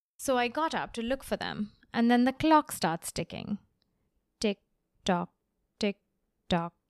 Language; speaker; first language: English; non-native, local second language; Hindi